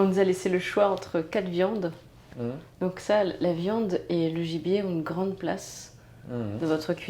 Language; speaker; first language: French; native; French